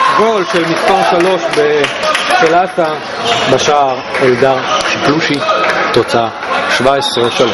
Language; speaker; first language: Hebrew; native; Hebrew